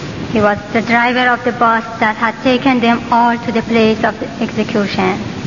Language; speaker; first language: English; non-native, fluent; Persian